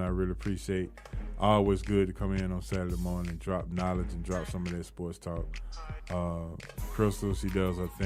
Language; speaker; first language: English; native; English